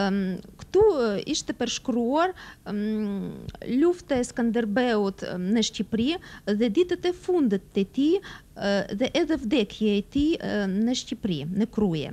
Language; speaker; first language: Albanian; non-native, fluent; Russian